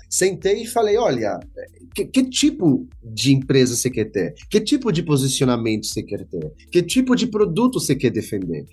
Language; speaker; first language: Portuguese; non-native, fluent; French